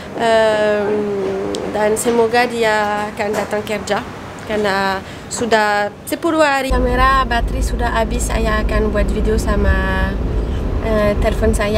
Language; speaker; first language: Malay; non-native, learner; French